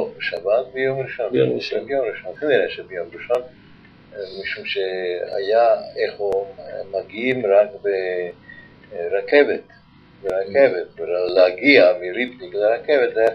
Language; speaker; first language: Hebrew; non-native, fluent; Yiddish